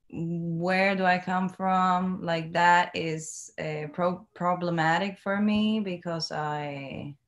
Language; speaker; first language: English; non-native, learner; Spanish